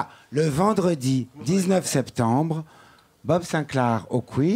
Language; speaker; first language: French; native; French